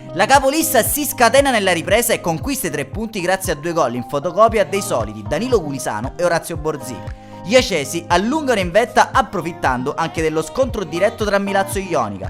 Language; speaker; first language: Italian; native; Italian